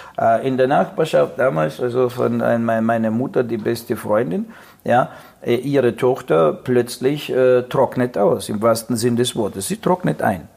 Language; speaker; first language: German; non-native, fluent; Russian